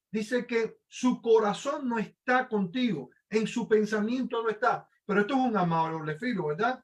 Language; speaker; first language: Spanish; native; Spanish